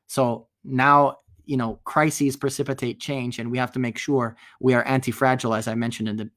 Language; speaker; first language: English; native; English